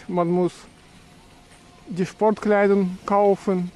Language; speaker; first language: German; non-native, fluent; Russian